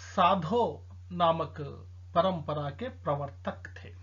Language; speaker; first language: Hindi; non-native, local second language; Telugu